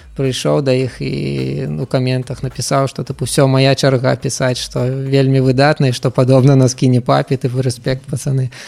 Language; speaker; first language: Belarusian; non-native, local second language; Russian